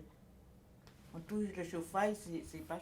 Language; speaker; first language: French; non-native, learner; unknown